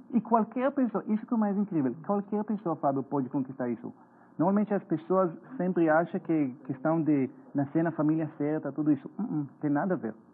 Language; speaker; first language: Portuguese; non-native, fluent; Hebrew